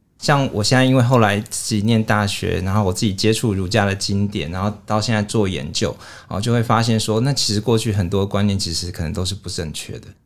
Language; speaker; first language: Chinese; native; Chinese